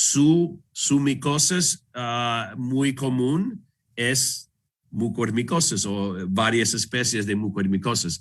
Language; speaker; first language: Spanish; non-native, fluent; English